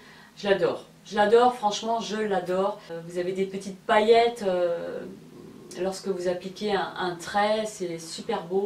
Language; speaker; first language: French; native; French